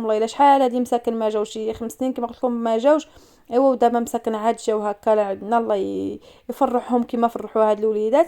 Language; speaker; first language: Arabic; native; Arabic